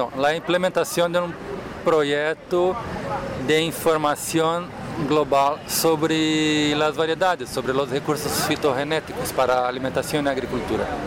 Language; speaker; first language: Spanish; non-native, fluent; Portuguese